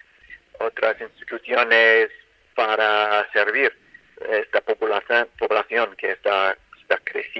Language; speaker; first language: Spanish; non-native, fluent; English